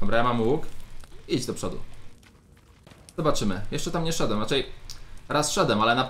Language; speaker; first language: Polish; native; Polish